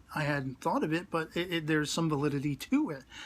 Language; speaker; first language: English; native; English